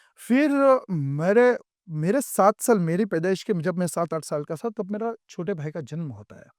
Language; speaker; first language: Hindi; non-native, local second language; Gujarati